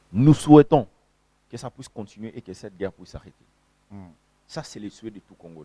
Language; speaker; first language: French; non-native, local second language; Lingala